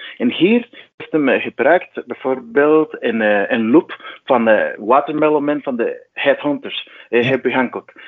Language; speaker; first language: Dutch; non-native, fluent; Spanish